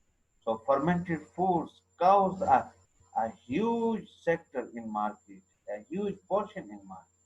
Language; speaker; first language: English; non-native, local second language; Urdu